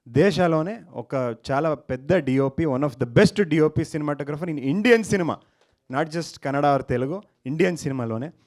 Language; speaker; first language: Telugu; non-native, learner; Kannada